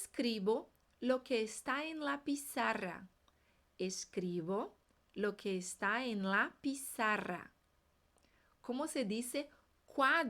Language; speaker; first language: Spanish; non-native, fluent; Portuguese